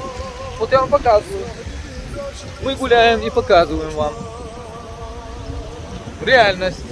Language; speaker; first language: Russian; non-native, local second language; Chechen